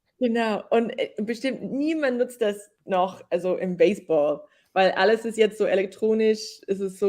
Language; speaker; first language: German; non-native, fluent; English